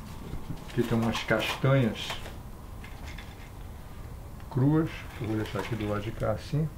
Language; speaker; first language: Portuguese; native; Portuguese